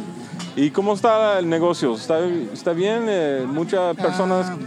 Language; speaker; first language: Spanish; early bilingual, heritage; Spanish